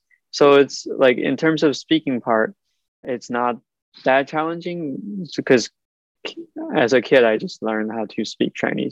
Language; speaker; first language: English; non-native, fluent; Chinese